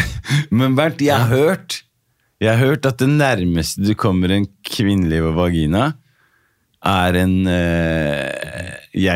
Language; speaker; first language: Norwegian; native; Norwegian